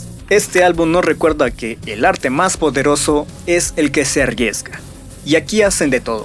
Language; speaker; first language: Spanish; native; Spanish